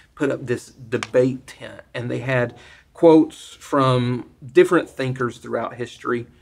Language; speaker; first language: English; native; English